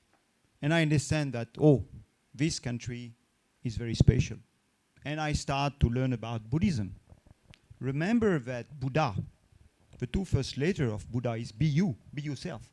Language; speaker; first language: English; non-native, fluent; French